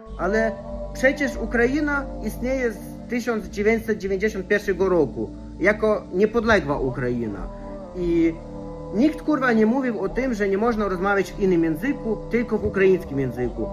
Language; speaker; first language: Polish; non-native, fluent; Russian